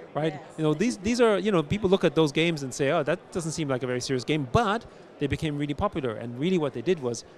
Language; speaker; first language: English; early bilingual, other home language; German